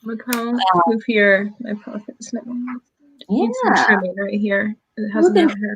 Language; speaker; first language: English; native; English